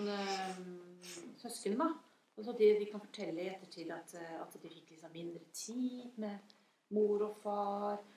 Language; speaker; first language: Norwegian; native; Norwegian